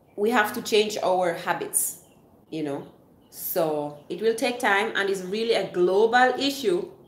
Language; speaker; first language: English; non-native, fluent; Swiss German